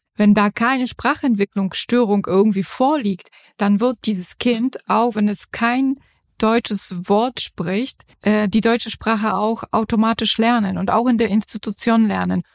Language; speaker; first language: German; non-native, fluent; Polish